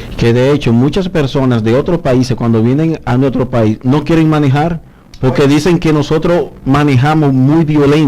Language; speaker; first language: Spanish; native; Spanish